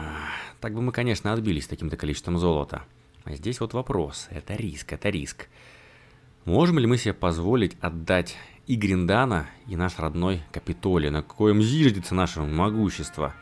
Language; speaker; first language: Russian; native; Russian